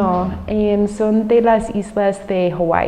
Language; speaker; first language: Spanish; non-native, fluent; English